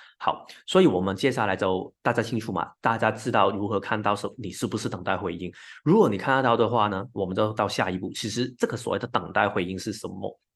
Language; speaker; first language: Chinese; non-native, local second language; Cantonese